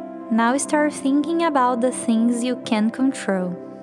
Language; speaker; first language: English; non-native, fluent; Portuguese